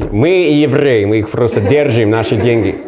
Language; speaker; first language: Russian; non-native, learner; English